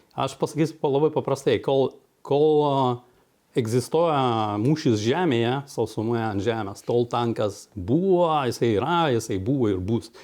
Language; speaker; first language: Lithuanian; native; Lithuanian